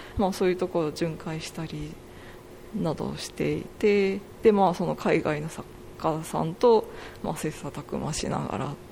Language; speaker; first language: Japanese; native; Japanese